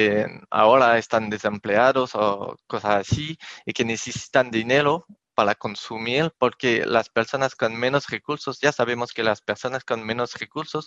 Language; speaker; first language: Spanish; non-native, fluent; French